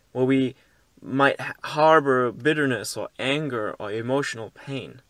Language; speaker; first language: English; early bilingual, heritage; German